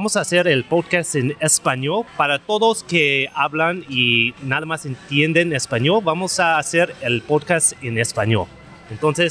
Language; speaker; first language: Spanish; non-native, learner; English